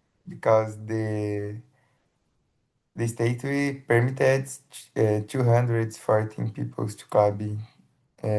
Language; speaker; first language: English; non-native, learner; Portuguese